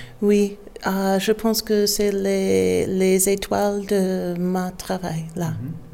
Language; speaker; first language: French; non-native, learner; English